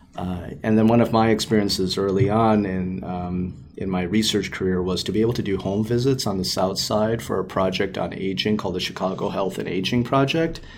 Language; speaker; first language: English; native; English